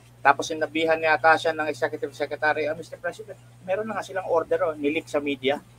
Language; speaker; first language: Filipino; native; Filipino